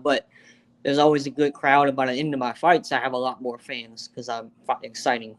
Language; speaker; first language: English; native; English